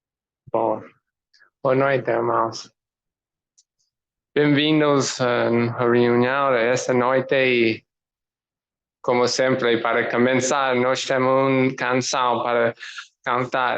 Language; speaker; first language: Portuguese; non-native, learner; English